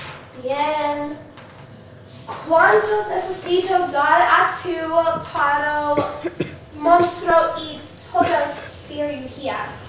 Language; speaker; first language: Spanish; non-native, learner; English